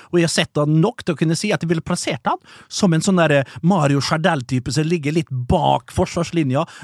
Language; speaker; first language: Norwegian; early bilingual, other home language; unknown